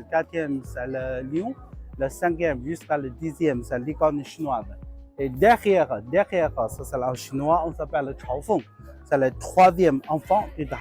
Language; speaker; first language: French; non-native, learner; Chinese